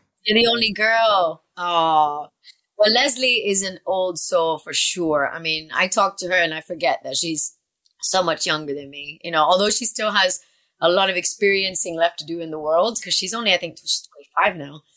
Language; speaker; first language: English; early bilingual, other home language; Spanish